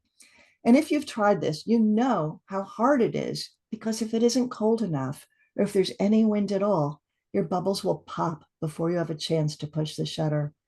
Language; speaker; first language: English; native; English